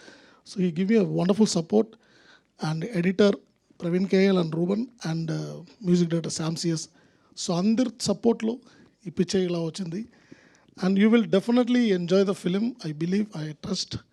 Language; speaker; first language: Telugu; non-native, local second language; Tamil